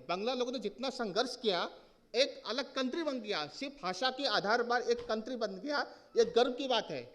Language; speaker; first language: Hindi; non-native, local second language; Assamese